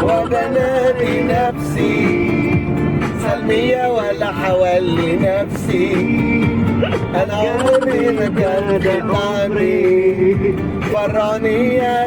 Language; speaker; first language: Arabic; non-native, learner; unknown